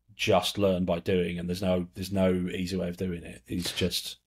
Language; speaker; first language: English; native; English